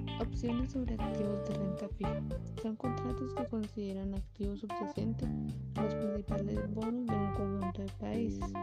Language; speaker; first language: Spanish; native; Spanish